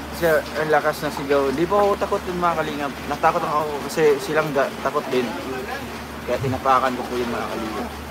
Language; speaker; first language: Filipino; non-native, local second language; Cebuano